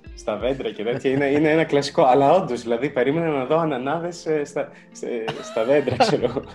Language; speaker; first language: Greek; early bilingual, other home language; Ukrainian